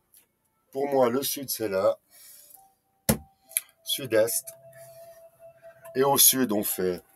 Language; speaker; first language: French; native; French